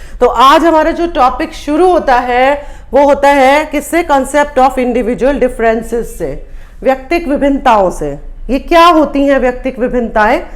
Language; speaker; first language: Hindi; native; Hindi